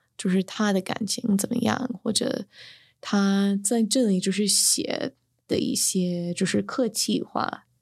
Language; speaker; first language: Chinese; non-native, fluent; English